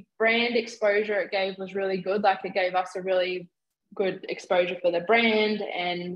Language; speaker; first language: English; native; English